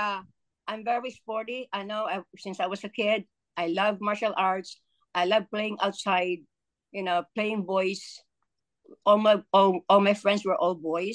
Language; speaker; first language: English; non-native, local second language; Filipino